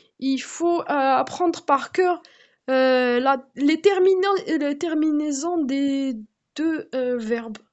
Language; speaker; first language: French; non-native, local second language; Arabic